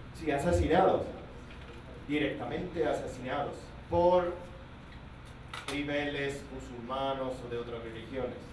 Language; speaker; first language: Spanish; non-native, fluent; Italian